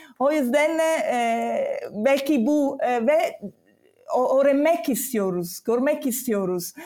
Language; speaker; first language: Turkish; non-native, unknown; Italian